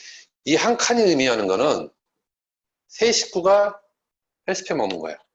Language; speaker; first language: Korean; native; Korean